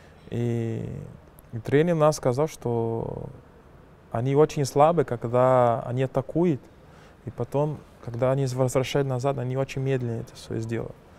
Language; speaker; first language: Russian; non-native, fluent; Portuguese